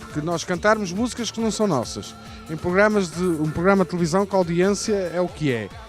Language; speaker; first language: Portuguese; native; Portuguese